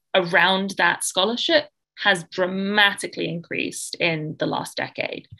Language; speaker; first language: English; native; English